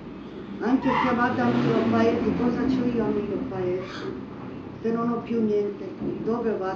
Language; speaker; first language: Italian; non-native, fluent; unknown